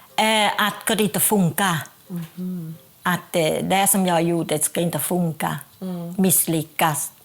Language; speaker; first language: Swedish; non-native, fluent; Thai